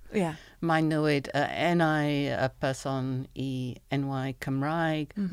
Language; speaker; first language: Welsh; non-native, local second language; English